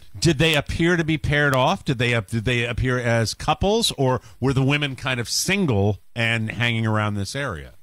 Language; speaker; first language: English; native; English